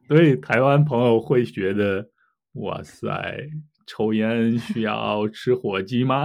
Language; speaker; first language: Chinese; native; Chinese